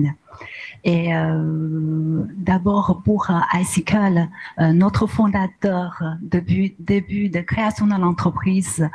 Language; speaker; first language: French; non-native, learner; Chinese